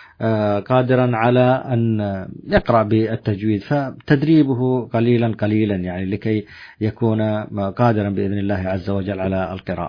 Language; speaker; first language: Arabic; native; Arabic